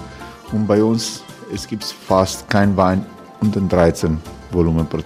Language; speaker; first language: German; non-native, fluent; Croatian